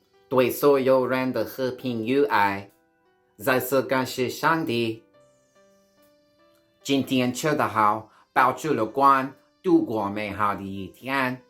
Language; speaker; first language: Chinese; non-native, learner; English